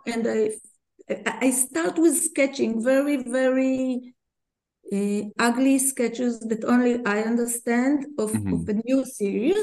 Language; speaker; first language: English; non-native, fluent; Hebrew